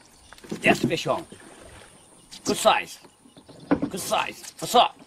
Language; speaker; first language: English; non-native, learner; Indonesian